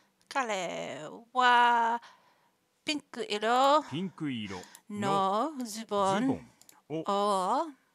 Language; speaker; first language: Japanese; non-native, learner; English